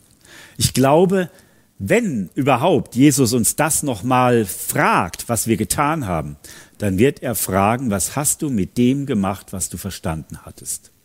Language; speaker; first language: German; native; German